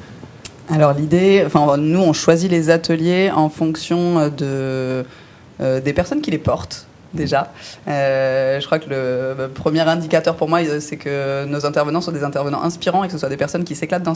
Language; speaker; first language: French; native; French